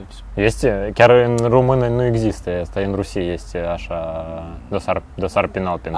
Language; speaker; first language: Romanian; non-native, local second language; Russian